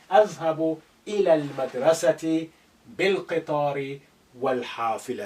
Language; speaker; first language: Arabic; non-native, fluent; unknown